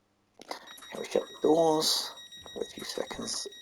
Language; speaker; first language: English; native; English